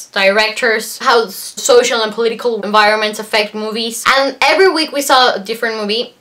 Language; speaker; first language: English; non-native, fluent; Spanish